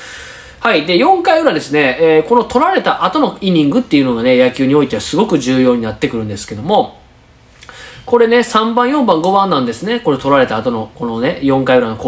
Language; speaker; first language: Japanese; native; Japanese